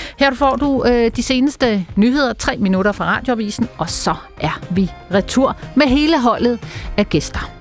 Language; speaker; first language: Danish; native; Danish